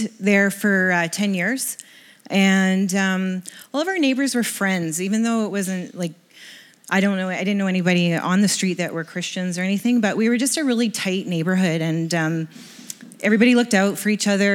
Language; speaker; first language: English; native; English